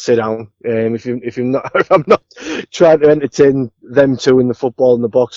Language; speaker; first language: English; native; English